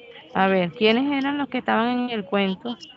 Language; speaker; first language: Spanish; native; Spanish